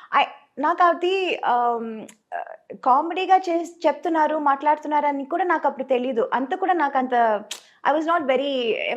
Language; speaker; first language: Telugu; non-native, local second language; Tamil